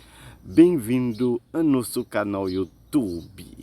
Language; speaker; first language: Portuguese; non-native, learner; Haitian Creole